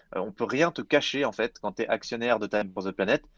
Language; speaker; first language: French; native; French